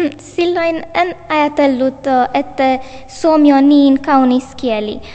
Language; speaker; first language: Finnish; non-native, learner; Romanian